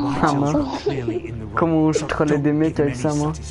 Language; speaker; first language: French; native; French